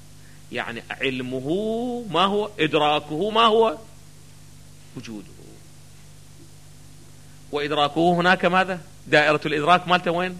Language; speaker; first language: Arabic; native; Arabic